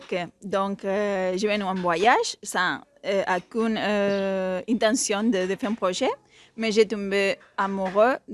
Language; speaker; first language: French; non-native, fluent; Spanish